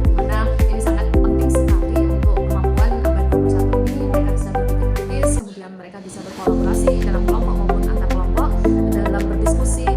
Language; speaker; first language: Indonesian; native; Indonesian